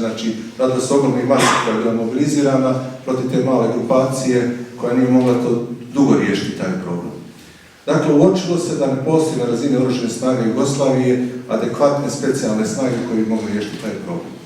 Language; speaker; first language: Croatian; native; Croatian